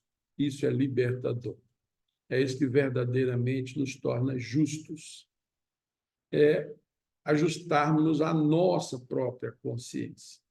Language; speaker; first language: Portuguese; native; Portuguese